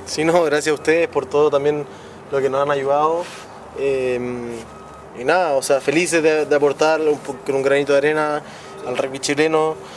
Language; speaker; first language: Spanish; native; Spanish